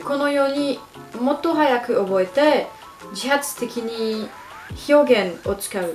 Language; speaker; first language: Japanese; non-native, learner; French